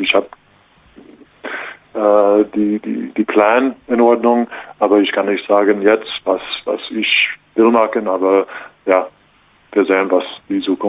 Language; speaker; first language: German; non-native, learner; English